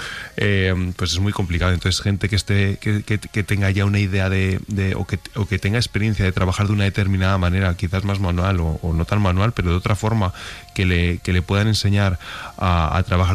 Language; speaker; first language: Spanish; native; Spanish